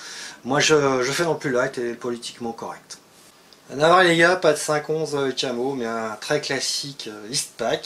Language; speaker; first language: French; native; French